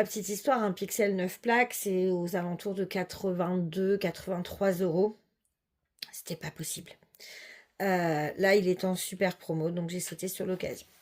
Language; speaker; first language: French; native; French